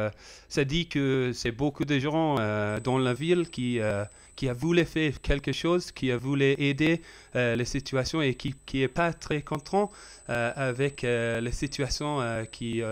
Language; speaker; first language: French; non-native, learner; English